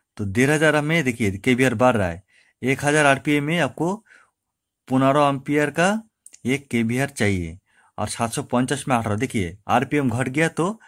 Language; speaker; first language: Hindi; non-native, local second language; Bangla